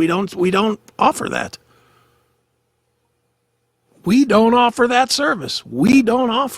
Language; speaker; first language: English; native; English